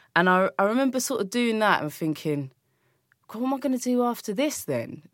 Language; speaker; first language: English; native; English